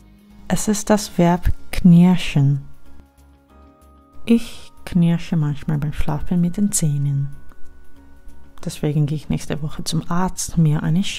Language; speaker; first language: German; non-native, fluent; Korean